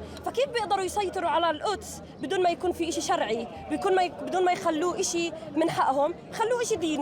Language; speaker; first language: Arabic; native; Arabic